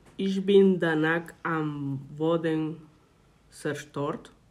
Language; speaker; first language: German; non-native, learner; Spanish